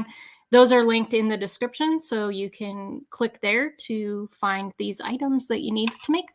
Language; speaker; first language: English; native; English